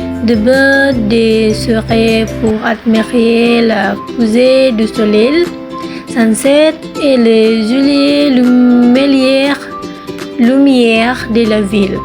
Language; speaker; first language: French; non-native, learner; Indonesian